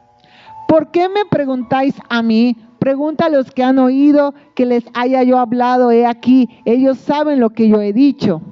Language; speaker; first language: Spanish; native; Spanish